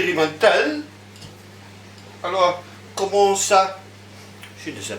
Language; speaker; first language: French; non-native, learner; Dutch